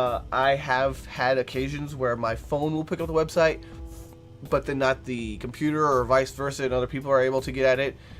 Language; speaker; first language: English; native; English